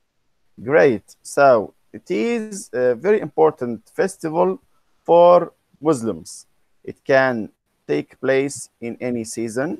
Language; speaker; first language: English; non-native, fluent; Arabic